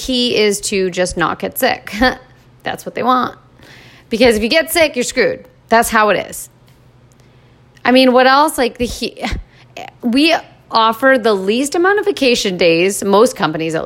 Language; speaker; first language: English; native; English